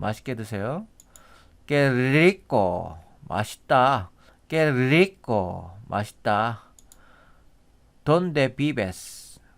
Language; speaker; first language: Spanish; non-native, learner; Korean